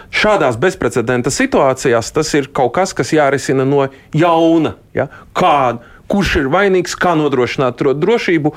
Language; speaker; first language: Latvian; non-native, local second language; Russian